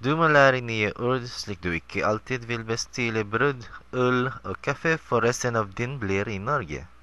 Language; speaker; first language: Norwegian; non-native, learner; Filipino